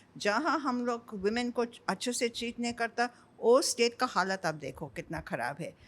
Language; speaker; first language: Hindi; non-native, local second language; English